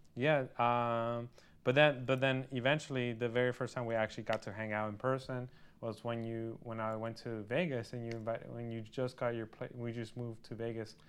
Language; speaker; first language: English; early bilingual, other home language; Spanish